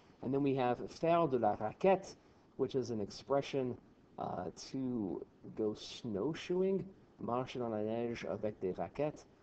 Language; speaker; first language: French; non-native, fluent; English